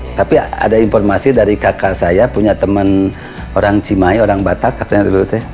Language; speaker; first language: Indonesian; native; Indonesian